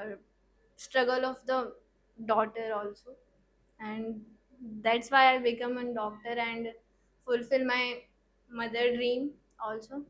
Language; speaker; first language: English; non-native, learner; Hindi